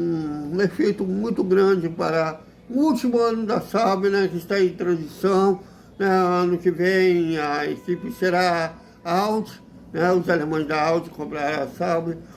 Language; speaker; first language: Portuguese; native; Portuguese